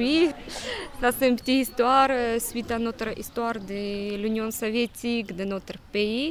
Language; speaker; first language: French; non-native, fluent; Russian